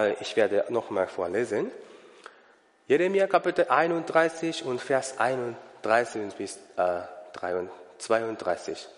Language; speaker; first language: German; non-native, learner; Korean